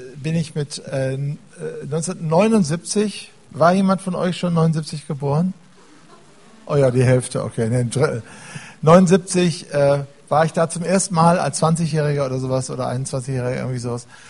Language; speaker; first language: German; native; German